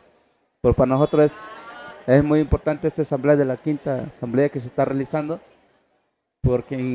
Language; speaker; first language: Spanish; non-native, local second language; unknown